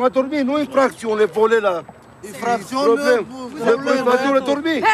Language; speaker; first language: French; native; French